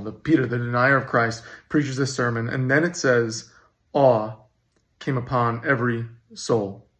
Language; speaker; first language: English; native; English